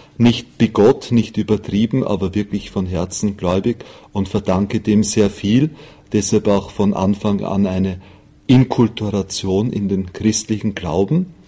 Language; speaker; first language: German; native; German